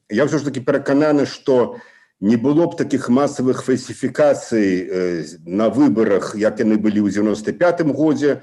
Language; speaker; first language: Belarusian; non-native, local second language; Russian